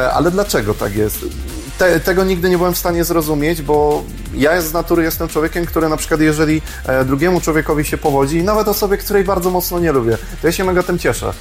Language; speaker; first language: Polish; native; Polish